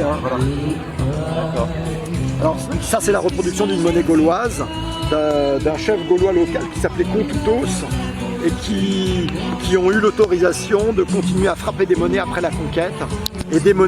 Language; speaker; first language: French; native; French